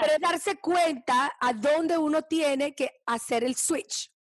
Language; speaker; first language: Spanish; early bilingual, heritage; Spanish